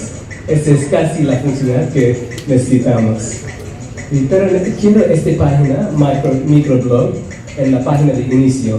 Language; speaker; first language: Spanish; non-native, fluent; English